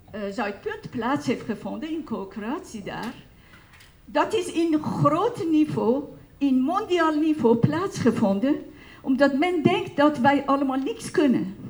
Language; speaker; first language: Dutch; non-native, fluent; Persian